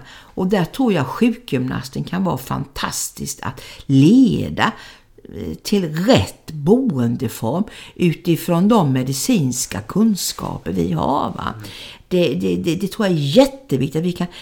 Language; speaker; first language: Swedish; native; Swedish